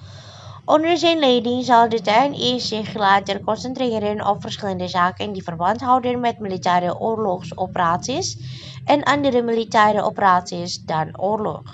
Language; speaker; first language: Dutch; non-native, fluent; Indonesian